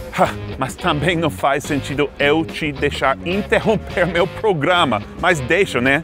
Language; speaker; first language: Portuguese; non-native, fluent; English